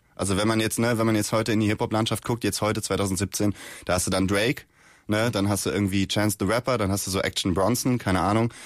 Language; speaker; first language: German; native; German